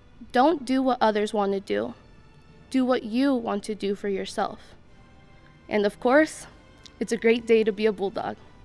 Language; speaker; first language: English; early bilingual, other home language; Spanish